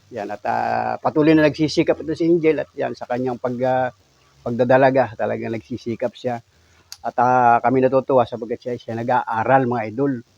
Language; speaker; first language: Filipino; native; Filipino